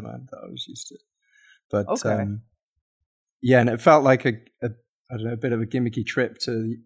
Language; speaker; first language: English; native; English